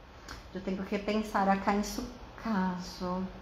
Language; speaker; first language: Spanish; non-native, fluent; Portuguese